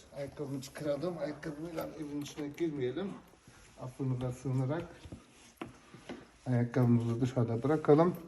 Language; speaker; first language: Turkish; native; Turkish